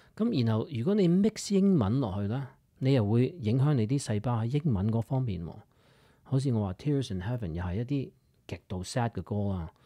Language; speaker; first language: Cantonese; early bilingual, heritage; Cantonese